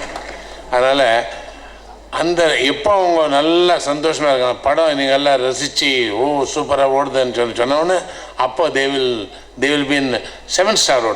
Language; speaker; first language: Tamil; non-native, learner; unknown